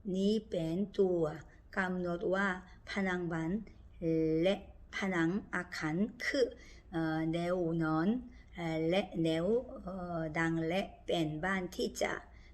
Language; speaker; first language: Thai; non-native, learner; Korean